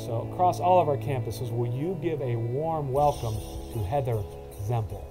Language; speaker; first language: English; native; English